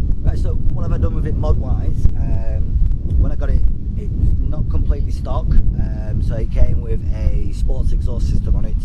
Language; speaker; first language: English; native; English